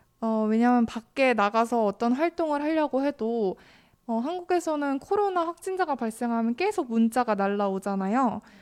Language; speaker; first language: Korean; native; Korean